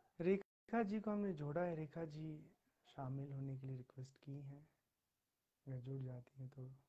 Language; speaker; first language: Hindi; native; Hindi